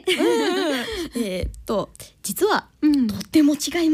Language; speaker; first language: Japanese; non-native, learner; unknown